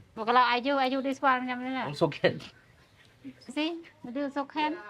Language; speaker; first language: English; non-native, learner; Khmer